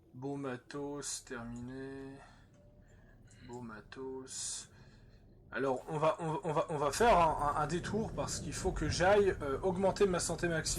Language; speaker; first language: French; native; French